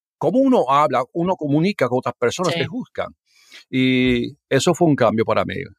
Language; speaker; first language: Spanish; early bilingual, heritage; Spanish